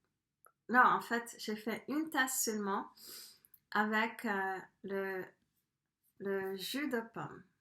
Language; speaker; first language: French; non-native, fluent; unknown